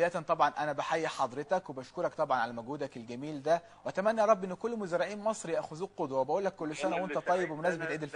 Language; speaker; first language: Arabic; native; Arabic